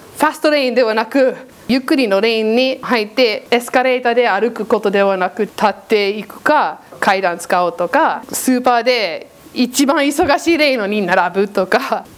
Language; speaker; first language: Japanese; non-native, fluent; English